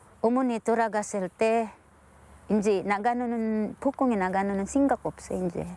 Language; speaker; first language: Korean; non-native, learner; Filipino